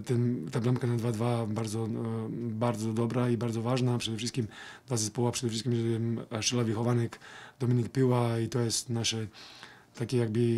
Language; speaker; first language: Polish; non-native, fluent; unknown